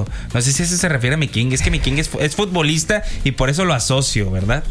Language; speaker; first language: Spanish; native; Spanish